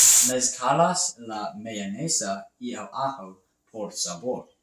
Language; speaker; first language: Spanish; non-native, learner; English